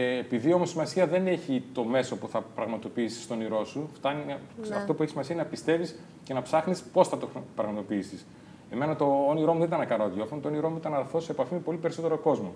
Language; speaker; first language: Greek; native; Greek